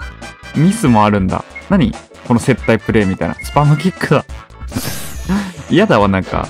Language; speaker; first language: Japanese; native; Japanese